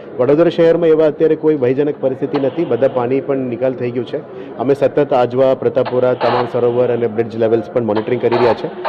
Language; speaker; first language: Gujarati; non-native, local second language; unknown